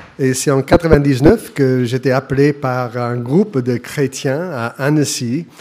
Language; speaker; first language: French; non-native, fluent; English